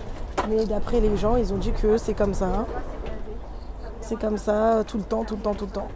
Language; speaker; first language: French; native; French